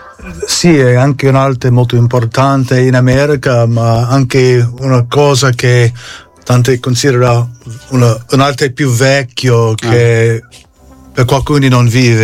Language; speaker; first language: Italian; non-native, fluent; English